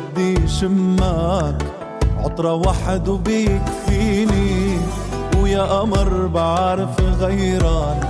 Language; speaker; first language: Arabic; native; Arabic